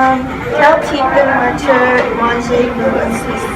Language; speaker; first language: French; non-native, learner; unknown